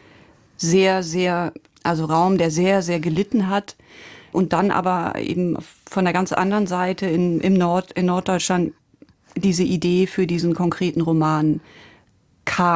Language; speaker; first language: German; native; German